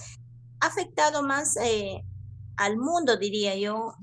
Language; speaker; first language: Spanish; native; Spanish